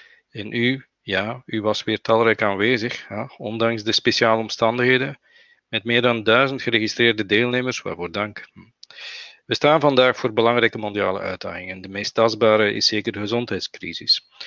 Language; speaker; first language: Dutch; native; Dutch